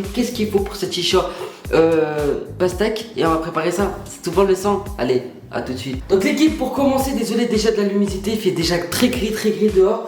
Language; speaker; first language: French; native; French